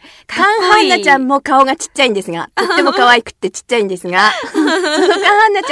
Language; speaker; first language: Japanese; native; Japanese